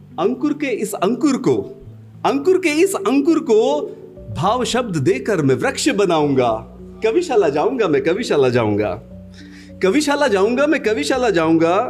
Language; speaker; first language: Hindi; native; Hindi